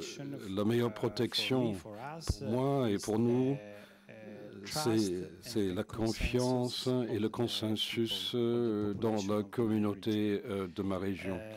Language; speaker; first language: French; non-native, fluent; Italian